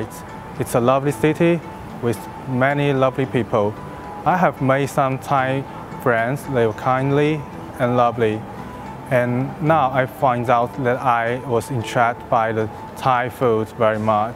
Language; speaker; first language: English; non-native, learner; Chinese